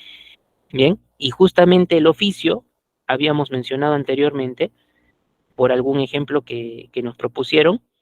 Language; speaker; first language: Spanish; native; Spanish